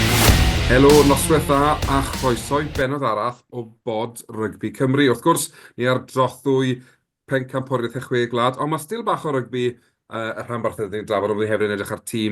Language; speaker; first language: Welsh; native; Welsh